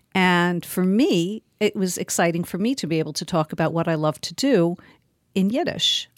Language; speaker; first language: English; early bilingual, other home language; Yiddish